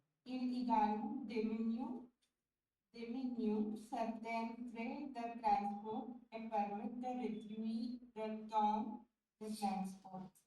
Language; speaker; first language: French; non-native, learner; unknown